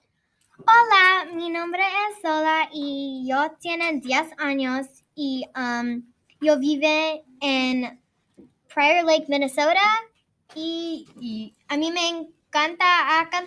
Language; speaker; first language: Spanish; non-native, learner; English